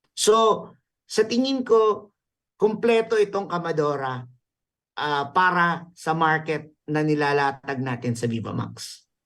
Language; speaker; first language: Filipino; native; Filipino